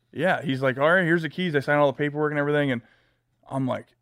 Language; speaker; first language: English; native; English